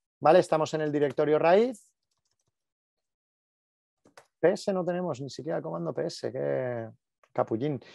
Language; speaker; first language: Spanish; native; Spanish